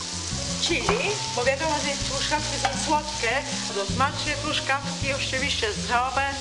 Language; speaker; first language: Polish; non-native, learner; Italian